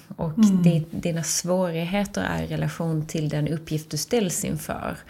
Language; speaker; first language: Swedish; native; Swedish